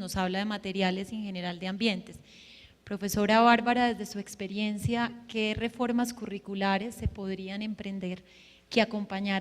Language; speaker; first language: Spanish; native; Spanish